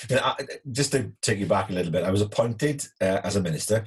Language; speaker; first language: English; native; English